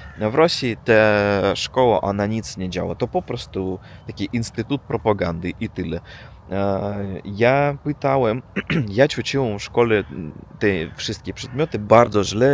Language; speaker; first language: Polish; non-native, learner; Russian